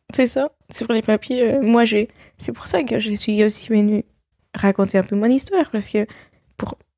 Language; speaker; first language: French; non-native, fluent; Spanish